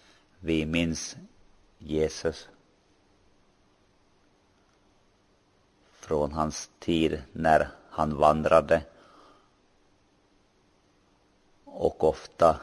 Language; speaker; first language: Swedish; non-native, local second language; Finnish